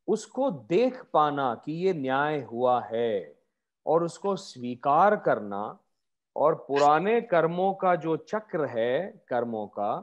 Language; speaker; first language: Hindi; non-native, local second language; Marathi